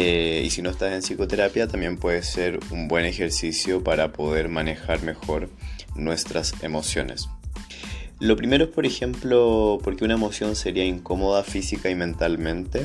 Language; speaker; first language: Spanish; native; Spanish